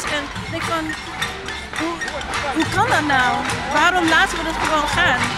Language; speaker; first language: Dutch; non-native, fluent; English